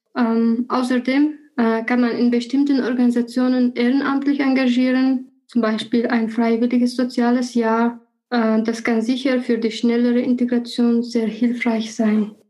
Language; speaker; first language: German; non-native, fluent; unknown